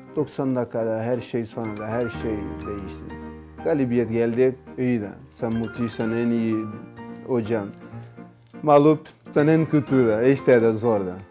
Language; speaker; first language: Turkish; non-native, learner; Portuguese